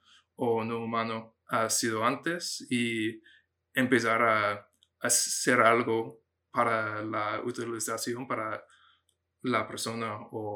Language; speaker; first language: Spanish; non-native, fluent; English